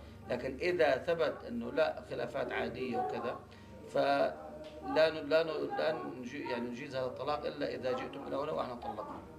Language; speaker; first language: Arabic; native; Arabic